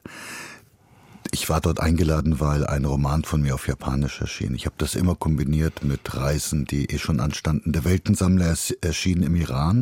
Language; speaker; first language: German; early bilingual, other home language; Bulgarian